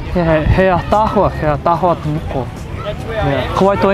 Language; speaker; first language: Māori; non-native, local second language; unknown